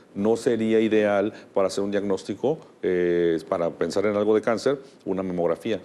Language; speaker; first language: Spanish; native; Spanish